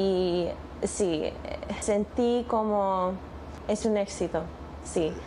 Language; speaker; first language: Spanish; non-native, learner; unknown